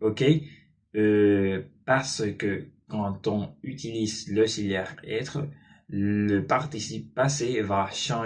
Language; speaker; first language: French; non-native, learner; Spanish